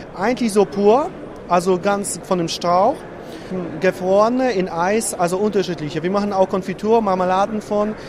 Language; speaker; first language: German; non-native, fluent; Polish